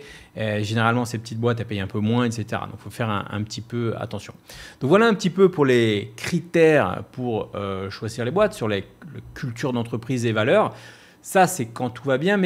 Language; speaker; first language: French; native; French